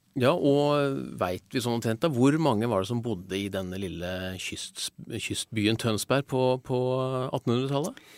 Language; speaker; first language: Norwegian; native; Norwegian